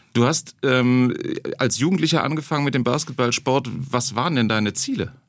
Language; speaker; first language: German; native; German